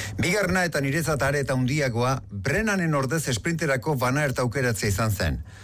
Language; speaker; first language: Basque; native; Basque